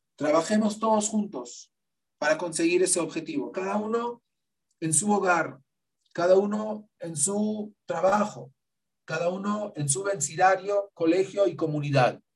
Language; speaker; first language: Spanish; non-native, fluent; Hebrew